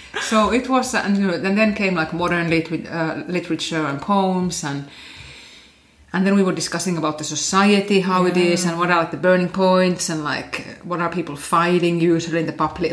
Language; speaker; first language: English; non-native, fluent; Finnish